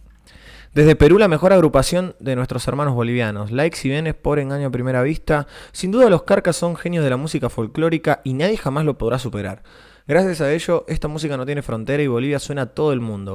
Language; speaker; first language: Spanish; native; Spanish